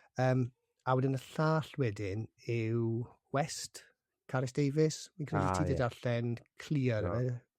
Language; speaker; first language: Welsh; non-native, local second language; English